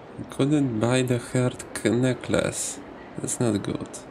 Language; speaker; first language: English; non-native, fluent; Polish